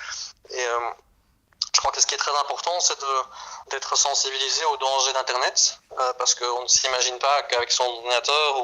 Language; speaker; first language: French; native; French